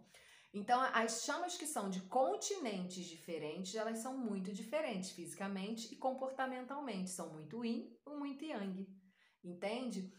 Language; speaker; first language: Portuguese; native; Portuguese